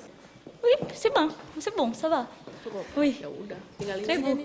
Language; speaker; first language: French; non-native, learner; Indonesian